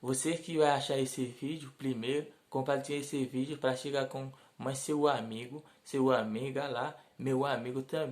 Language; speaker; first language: Portuguese; non-native, learner; Haitian Creole